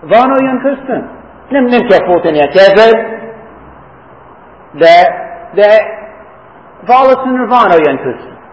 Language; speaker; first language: Hungarian; non-native, fluent; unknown